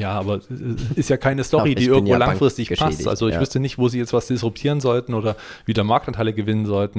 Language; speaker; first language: German; native; German